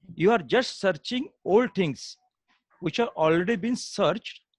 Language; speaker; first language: English; non-native, local second language; Marathi